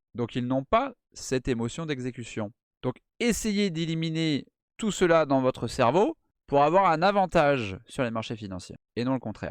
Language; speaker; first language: French; native; French